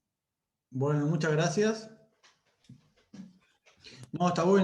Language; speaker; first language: Spanish; native; Spanish